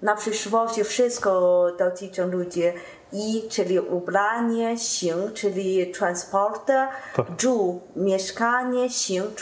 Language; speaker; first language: Polish; non-native, learner; Chinese